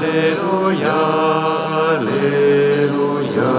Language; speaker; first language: French; native; French